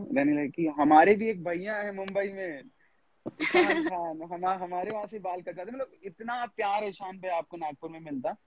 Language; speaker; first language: Hindi; native; Hindi